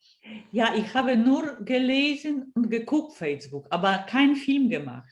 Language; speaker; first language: German; non-native, fluent; Polish